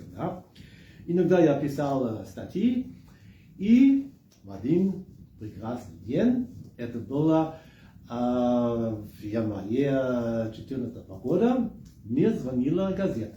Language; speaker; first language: Russian; non-native, fluent; German